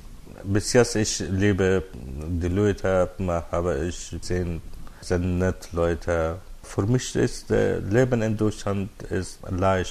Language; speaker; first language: German; non-native, learner; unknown